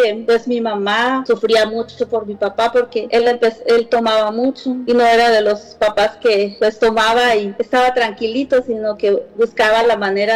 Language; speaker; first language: Spanish; native; Spanish